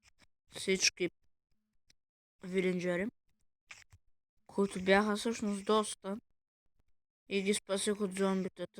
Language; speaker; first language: Bulgarian; native; Bulgarian